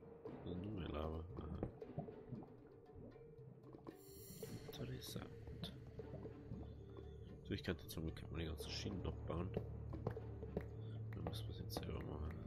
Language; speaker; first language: German; native; German